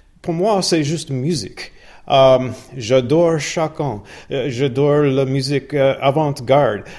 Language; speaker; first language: French; non-native, learner; English